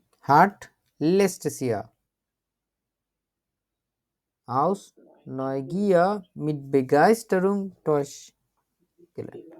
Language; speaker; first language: German; non-native, learner; Bangla